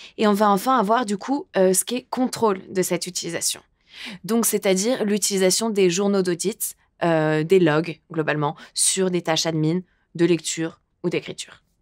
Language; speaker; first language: French; native; French